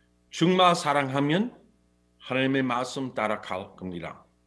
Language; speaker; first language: Korean; non-native, learner; English